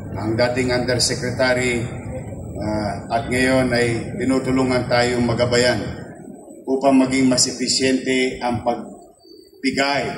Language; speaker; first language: Filipino; native; Filipino